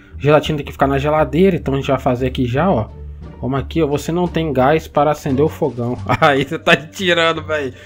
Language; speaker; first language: Portuguese; native; Portuguese